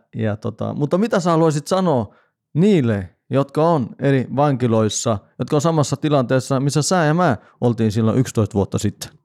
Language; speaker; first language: Finnish; non-native, local second language; Swedish